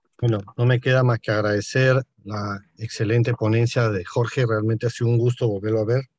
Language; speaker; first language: Spanish; native; Spanish